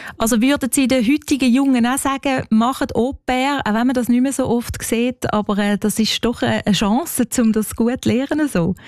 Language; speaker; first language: German; native; German